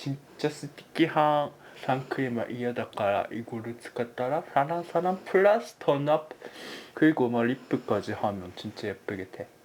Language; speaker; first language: Korean; non-native, learner; Japanese